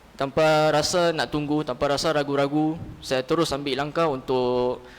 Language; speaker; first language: Malay; non-native, local second language; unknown